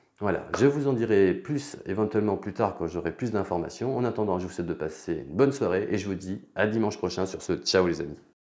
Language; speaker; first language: French; native; French